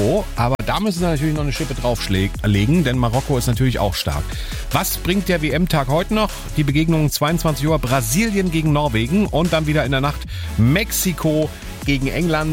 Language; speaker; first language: German; native; German